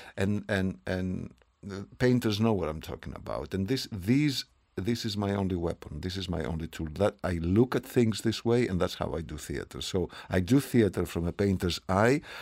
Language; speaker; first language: English; non-native, fluent; Greek